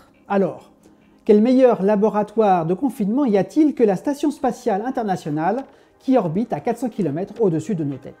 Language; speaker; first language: French; native; French